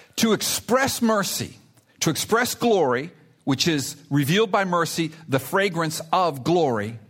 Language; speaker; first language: English; early bilingual, other home language; Spanish